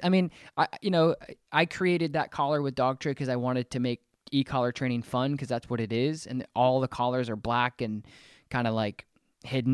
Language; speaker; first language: English; native; English